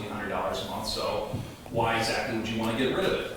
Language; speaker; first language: English; native; English